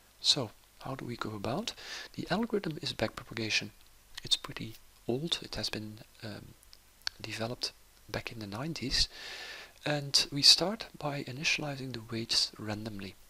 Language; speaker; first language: English; non-native, fluent; Dutch